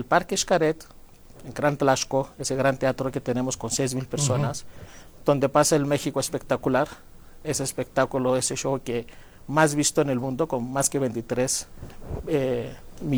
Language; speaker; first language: Spanish; non-native, fluent; Greek